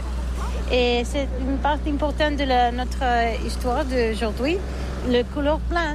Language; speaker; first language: French; non-native, learner; Catalan